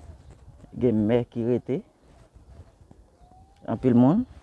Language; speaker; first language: French; non-native, learner; Haitian Creole